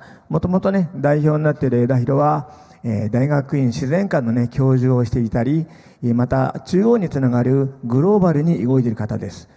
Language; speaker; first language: Japanese; native; Japanese